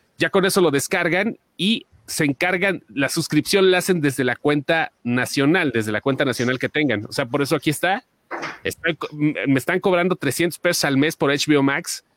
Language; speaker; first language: Spanish; native; Spanish